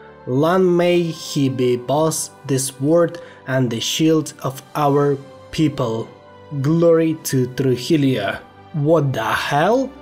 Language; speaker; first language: English; non-native, fluent; Ukrainian